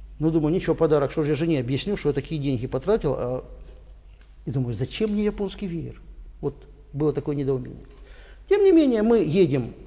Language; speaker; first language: Russian; native; Russian